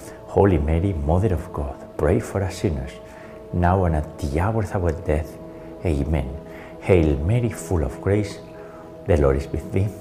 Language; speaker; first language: English; non-native, fluent; Spanish